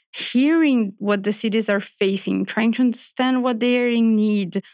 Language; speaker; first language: English; non-native, fluent; Portuguese